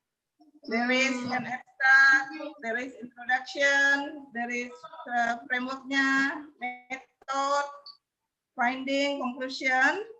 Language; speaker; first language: English; non-native, learner; Indonesian